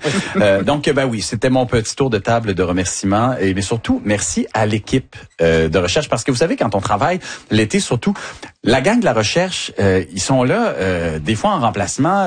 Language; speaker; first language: French; native; French